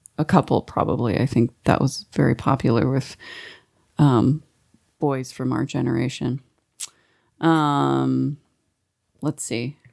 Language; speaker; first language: English; native; English